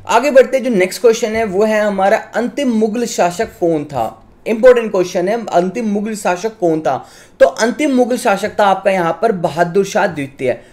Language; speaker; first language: Hindi; native; Hindi